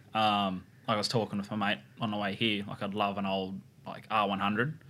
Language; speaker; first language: English; native; English